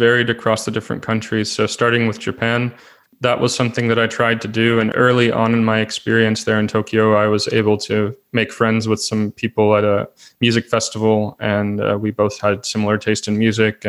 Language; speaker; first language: English; native; English